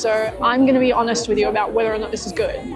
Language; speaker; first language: English; native; English